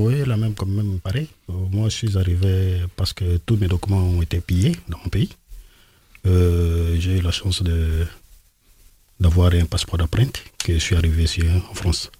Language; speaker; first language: French; non-native, local second language; Lingala